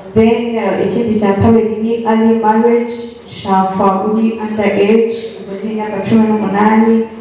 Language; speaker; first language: Kinyarwanda; early bilingual, heritage; Kinyarwanda